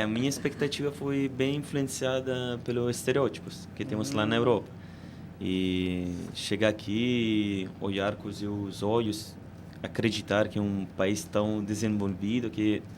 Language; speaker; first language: Portuguese; non-native, fluent; Italian